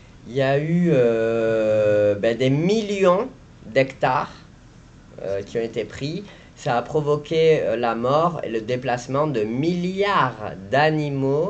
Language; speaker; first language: French; native; French